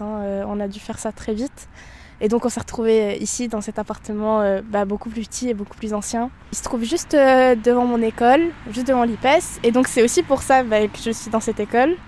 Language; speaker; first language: French; native; French